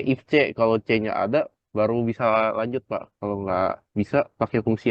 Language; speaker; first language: Indonesian; native; Indonesian